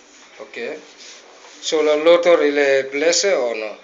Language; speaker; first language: French; non-native, learner; English